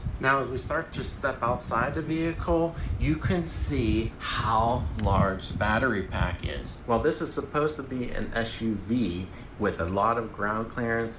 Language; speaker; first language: English; native; English